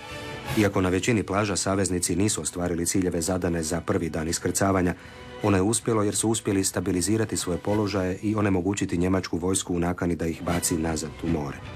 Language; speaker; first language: Serbian; native; Serbian